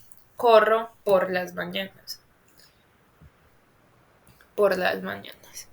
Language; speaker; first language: Spanish; non-native, fluent; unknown